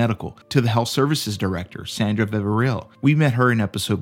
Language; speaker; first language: English; native; English